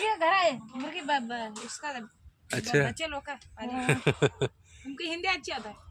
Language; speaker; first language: Hindi; non-native, local second language; Malayalam